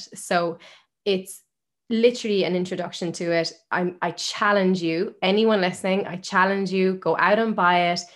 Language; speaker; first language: English; native; English